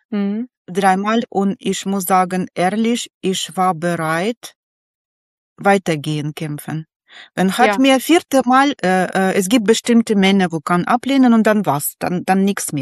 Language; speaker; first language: German; non-native, learner; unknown